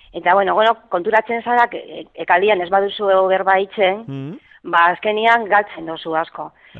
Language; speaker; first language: Basque; non-native, local second language; Spanish